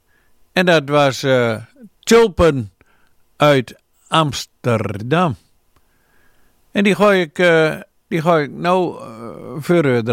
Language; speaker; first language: Dutch; native; Dutch